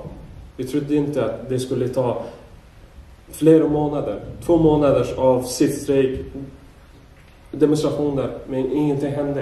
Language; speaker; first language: Swedish; non-native, fluent; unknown